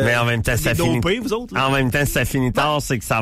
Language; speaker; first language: French; native; French